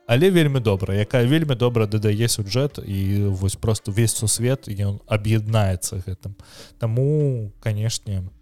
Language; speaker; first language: Belarusian; non-native, local second language; Russian